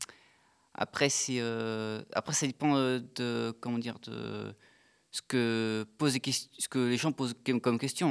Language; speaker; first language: French; native; French